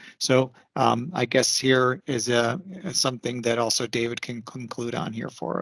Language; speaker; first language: English; native; English